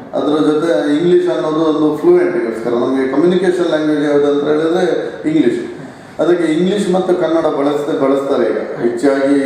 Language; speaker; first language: Kannada; non-native, local second language; Tulu